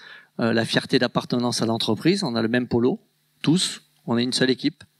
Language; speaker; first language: French; native; French